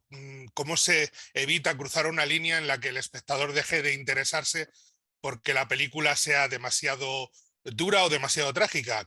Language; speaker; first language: Spanish; native; Spanish